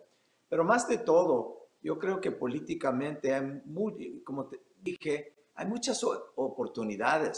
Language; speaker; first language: Spanish; early bilingual, heritage; Spanish